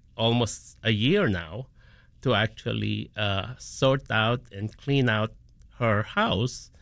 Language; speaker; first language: English; non-native, local second language; Filipino